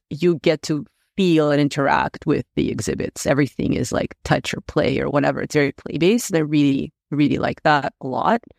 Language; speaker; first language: English; non-native, fluent; Russian